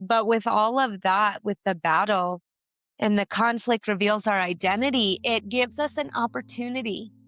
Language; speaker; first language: English; native; English